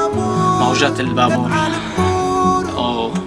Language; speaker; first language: Arabic; native; Arabic